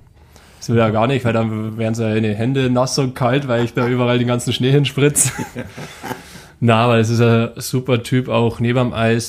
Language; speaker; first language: German; native; German